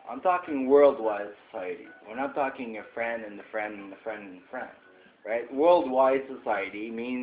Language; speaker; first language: English; non-native, fluent; French